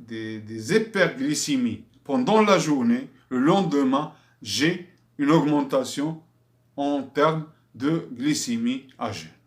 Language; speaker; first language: French; non-native, fluent; Arabic